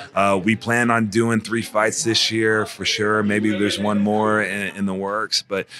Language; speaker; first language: English; native; English